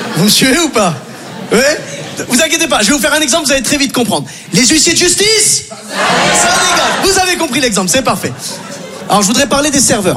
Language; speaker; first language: French; native; French